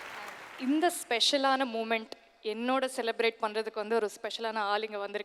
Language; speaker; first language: Tamil; non-native, fluent; Telugu